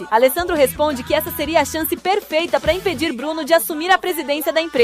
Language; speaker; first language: Portuguese; native; Portuguese